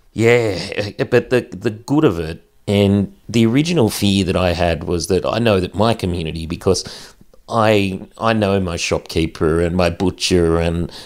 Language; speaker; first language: English; native; English